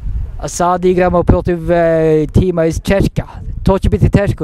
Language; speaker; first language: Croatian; non-native, learner; Norwegian